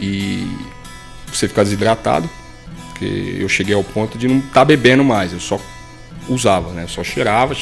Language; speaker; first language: Portuguese; native; Portuguese